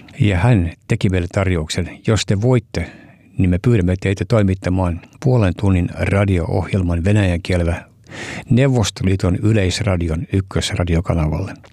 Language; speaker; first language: Finnish; early bilingual, heritage; Finnish